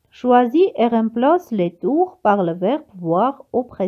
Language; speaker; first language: French; non-native, fluent; Armenian